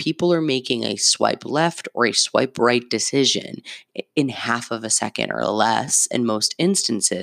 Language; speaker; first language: English; native; English